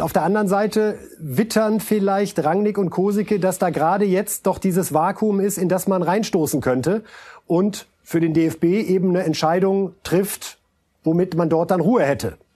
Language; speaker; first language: German; native; German